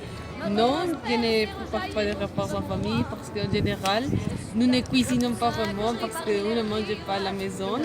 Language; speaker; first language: French; non-native, learner; Spanish